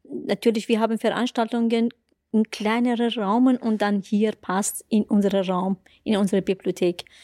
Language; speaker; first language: German; non-native, fluent; Persian